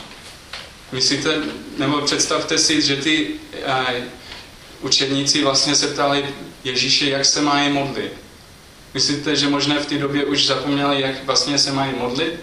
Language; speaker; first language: Czech; non-native, fluent; English